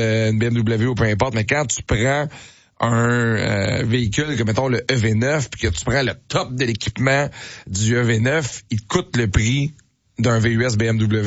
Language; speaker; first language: French; native; French